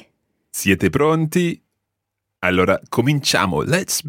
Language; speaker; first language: Italian; non-native, fluent; English